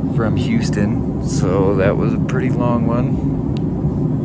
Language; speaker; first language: English; native; English